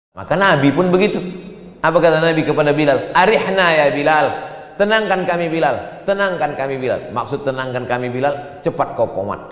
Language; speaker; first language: Indonesian; native; Indonesian